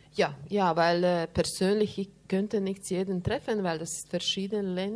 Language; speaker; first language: German; non-native, learner; Latvian